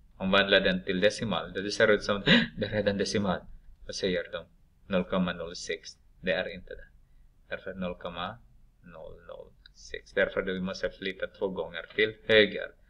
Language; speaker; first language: Swedish; non-native, fluent; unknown